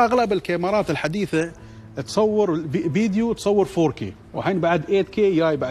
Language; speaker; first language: Arabic; native; Arabic